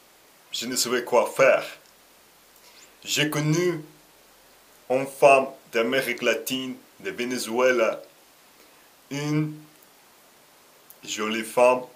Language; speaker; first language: French; non-native, learner; Russian